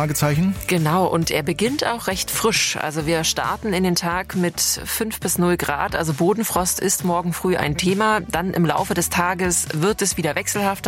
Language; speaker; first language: German; native; German